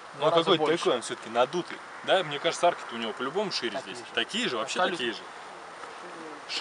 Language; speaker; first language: Russian; native; Russian